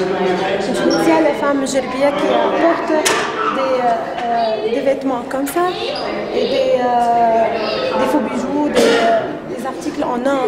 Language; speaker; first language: French; non-native, local second language; Arabic